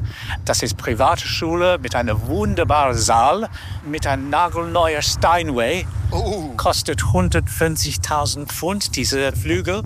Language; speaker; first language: German; non-native, fluent; English